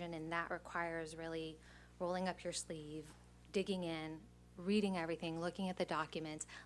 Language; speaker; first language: English; native; English